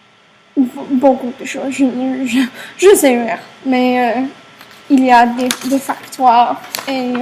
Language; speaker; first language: French; non-native, learner; English